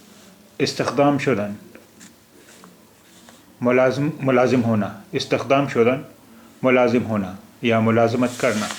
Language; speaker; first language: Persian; non-native, fluent; Urdu